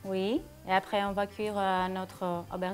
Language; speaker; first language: French; non-native, learner; Greek